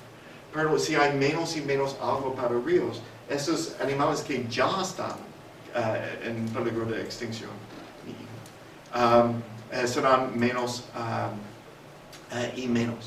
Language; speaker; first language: Spanish; non-native, fluent; English